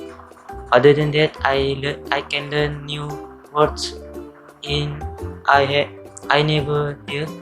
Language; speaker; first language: English; non-native, local second language; Malay